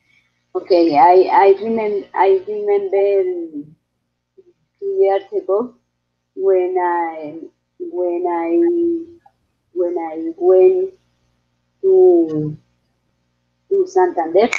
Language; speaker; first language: English; non-native, learner; Spanish